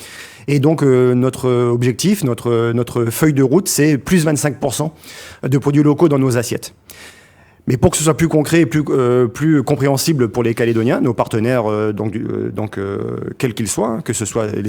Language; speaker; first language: French; native; French